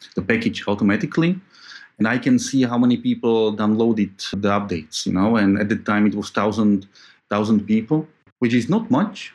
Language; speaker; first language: English; non-native, fluent; Slovak